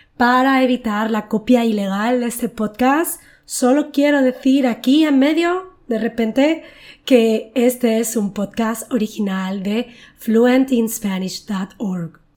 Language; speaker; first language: Spanish; native; Spanish